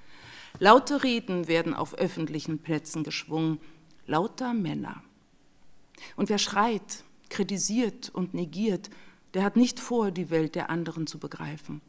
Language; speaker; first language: German; non-native, fluent; Czech